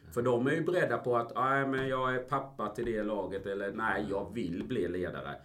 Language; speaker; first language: Swedish; early bilingual, other home language; Spanish